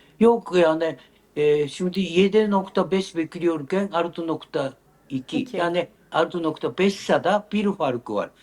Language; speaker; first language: Turkish; non-native, learner; Japanese